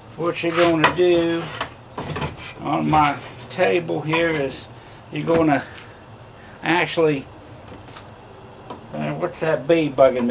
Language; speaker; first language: English; native; English